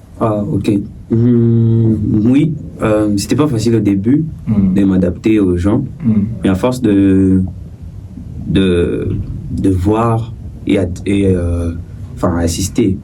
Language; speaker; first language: French; non-native, local second language; Swahili